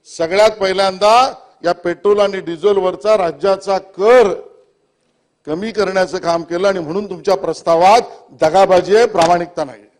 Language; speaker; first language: Marathi; native; Marathi